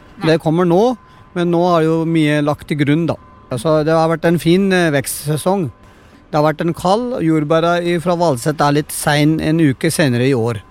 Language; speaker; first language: Norwegian; non-native, fluent; Punjabi